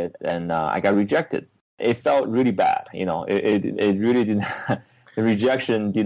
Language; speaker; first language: English; non-native, fluent; Chinese